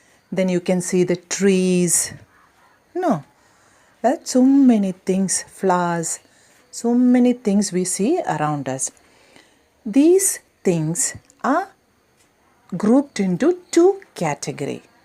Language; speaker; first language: English; non-native, local second language; Malayalam